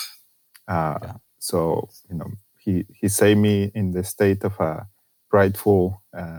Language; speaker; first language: English; non-native, fluent; Spanish